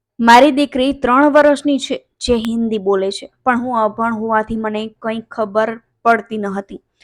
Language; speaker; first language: Gujarati; native; Gujarati